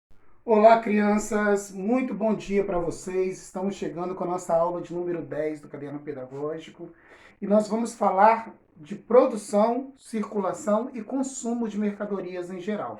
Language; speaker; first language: Portuguese; native; Portuguese